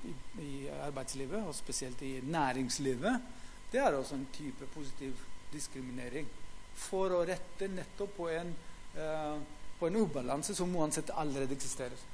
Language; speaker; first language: Norwegian; non-native, fluent; Greek